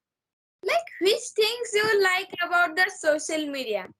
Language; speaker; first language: English; non-native, learner; Marathi